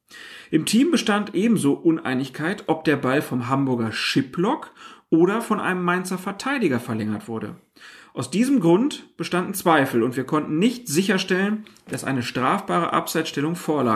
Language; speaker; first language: German; native; German